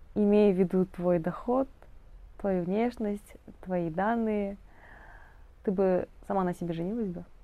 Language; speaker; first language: Russian; non-native, local second language; Kazakh